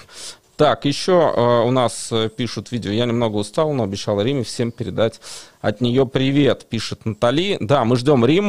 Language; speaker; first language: Russian; native; Russian